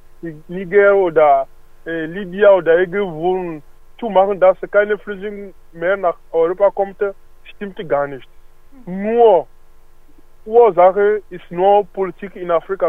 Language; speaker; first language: German; non-native, learner; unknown